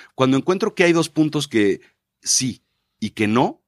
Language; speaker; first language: Spanish; native; Spanish